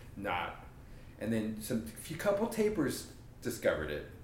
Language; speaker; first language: English; native; English